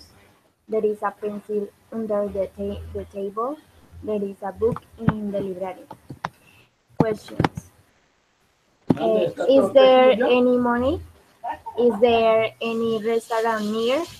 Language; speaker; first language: English; non-native, learner; Spanish